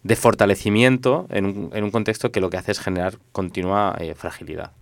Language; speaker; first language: Spanish; non-native, local second language; Catalan